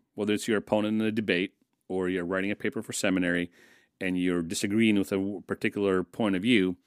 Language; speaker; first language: English; early bilingual, other home language; Russian